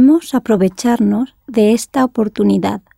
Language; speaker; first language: Spanish; non-native, learner; English